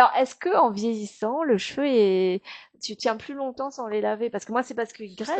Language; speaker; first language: French; native; French